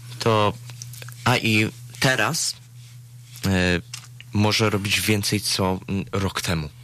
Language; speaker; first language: Polish; early bilingual, heritage; Polish